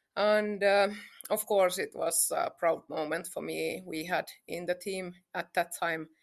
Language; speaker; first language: English; non-native, fluent; Finnish